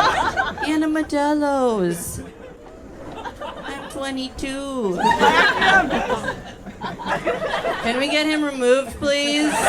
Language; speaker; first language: English; native; English